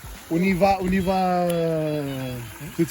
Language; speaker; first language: French; non-native, learner; Portuguese